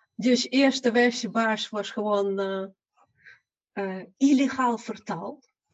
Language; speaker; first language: Dutch; non-native, fluent; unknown